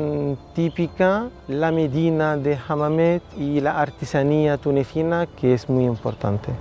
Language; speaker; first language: Spanish; non-native, fluent; Arabic